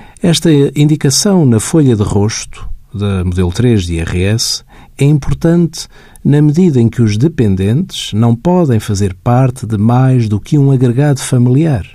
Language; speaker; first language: Portuguese; native; Portuguese